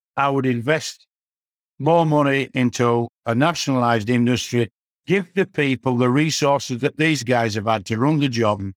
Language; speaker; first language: English; native; English